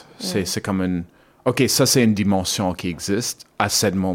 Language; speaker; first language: French; non-native, learner; English